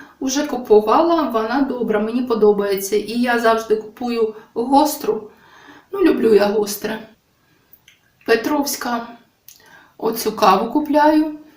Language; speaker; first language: Ukrainian; native; Ukrainian